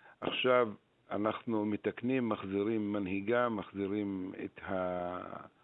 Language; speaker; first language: Hebrew; non-native, local second language; Arabic